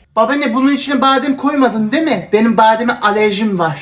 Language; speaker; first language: Turkish; native; Turkish